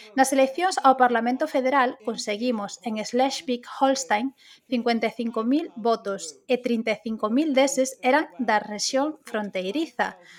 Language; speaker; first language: Galician; native; Galician